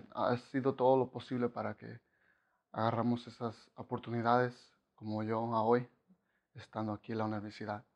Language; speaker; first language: Spanish; early bilingual, heritage; Spanish